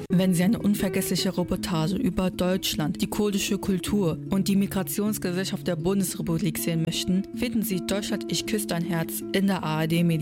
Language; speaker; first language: German; native; German